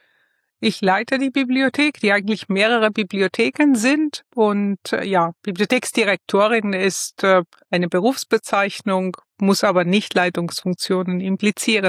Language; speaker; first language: German; non-native, fluent; Italian